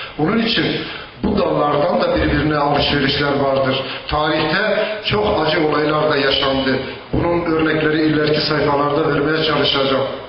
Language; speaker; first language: Turkish; non-native, local second language; Zaza